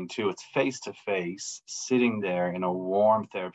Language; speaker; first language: English; native; English